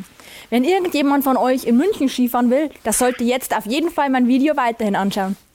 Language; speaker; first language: German; native; German